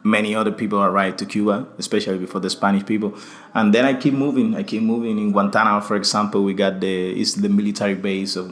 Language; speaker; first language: English; non-native, fluent; Spanish